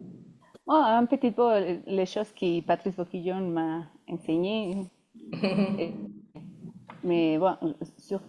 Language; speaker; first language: French; non-native, fluent; Spanish